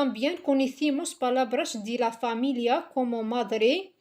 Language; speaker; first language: Spanish; non-native, fluent; French